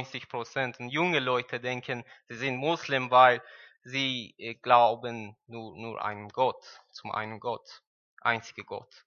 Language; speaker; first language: German; non-native, learner; Persian